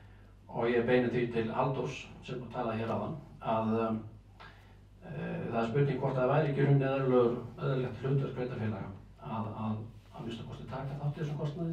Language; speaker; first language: Icelandic; native; Icelandic